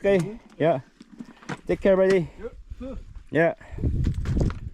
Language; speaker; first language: English; non-native, learner; Filipino